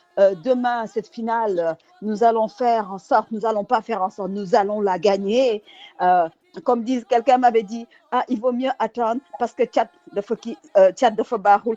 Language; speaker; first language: French; non-native, local second language; Wolof